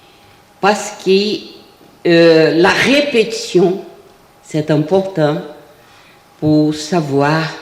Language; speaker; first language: French; non-native, fluent; Portuguese